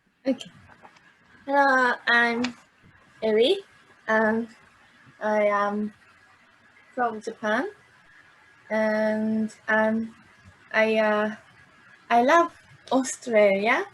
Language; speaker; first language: English; non-native, learner; Japanese